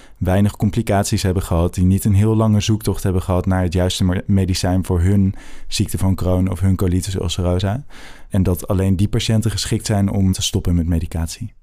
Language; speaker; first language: Dutch; native; Dutch